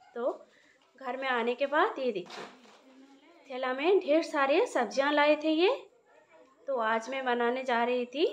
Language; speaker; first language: Hindi; non-native, local second language; Odia